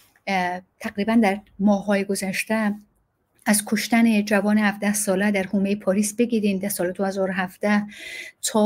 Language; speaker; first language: Persian; native; Persian